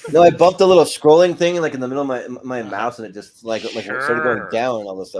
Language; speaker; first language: English; native; English